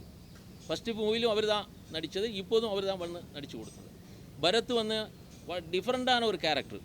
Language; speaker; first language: Tamil; non-native, learner; Malayalam